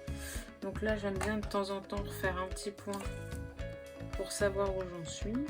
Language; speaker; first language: French; native; French